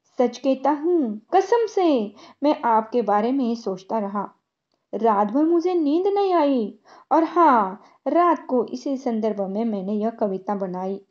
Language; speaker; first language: Hindi; non-native, local second language; Marathi